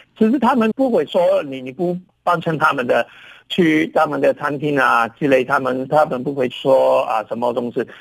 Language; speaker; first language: Chinese; non-native, local second language; Cantonese